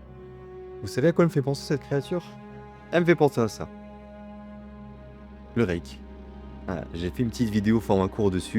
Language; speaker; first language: French; native; French